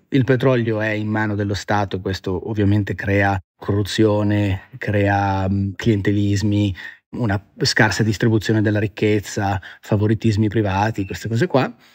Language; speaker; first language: Italian; native; Italian